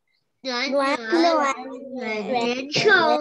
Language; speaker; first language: Chinese; early bilingual, heritage; Chinese